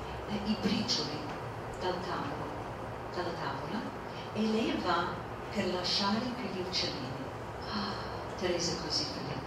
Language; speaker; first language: Italian; non-native, fluent; English